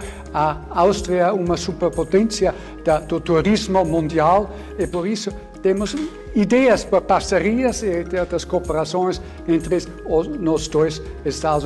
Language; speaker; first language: Portuguese; non-native, fluent; German